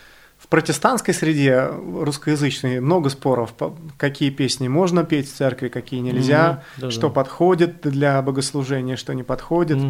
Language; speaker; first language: Russian; native; Russian